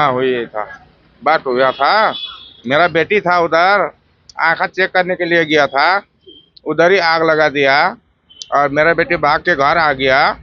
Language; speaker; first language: Hindi; non-native, learner; Nepali